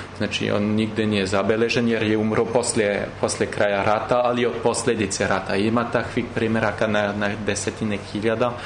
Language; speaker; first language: Serbian; non-native, fluent; French